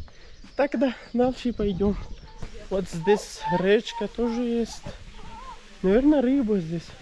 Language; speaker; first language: Russian; non-native, learner; Urdu